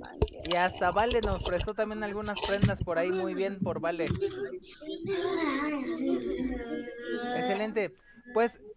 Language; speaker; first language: Spanish; native; Spanish